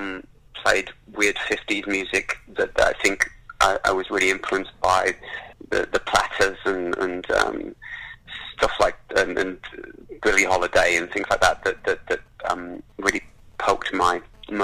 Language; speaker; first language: English; native; English